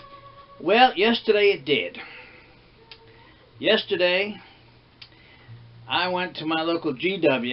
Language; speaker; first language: English; native; English